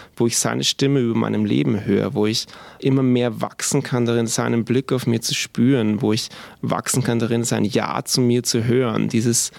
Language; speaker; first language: German; native; German